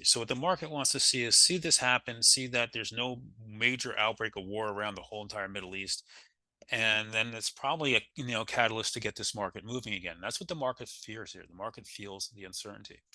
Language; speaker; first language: English; native; English